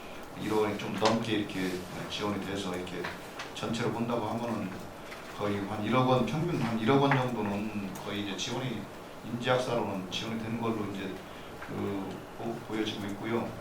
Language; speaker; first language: Korean; native; Korean